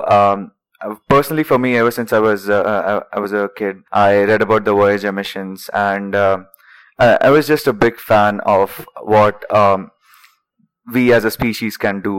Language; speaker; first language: English; non-native, local second language; Marathi